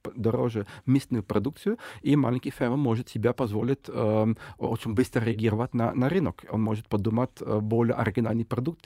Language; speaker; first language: Russian; non-native, fluent; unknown